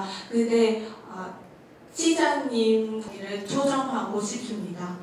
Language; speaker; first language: Korean; non-native, fluent; Vietnamese